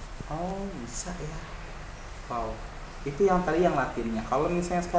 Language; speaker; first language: Indonesian; native; Indonesian